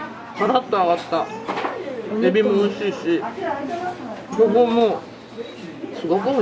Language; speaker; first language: Japanese; native; Japanese